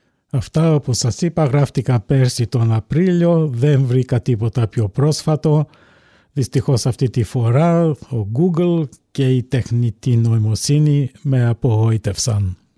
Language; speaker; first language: Greek; native; Greek